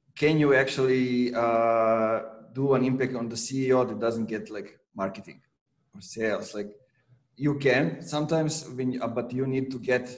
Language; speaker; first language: English; non-native, fluent; Serbian